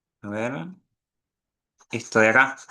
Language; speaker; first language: Spanish; native; Spanish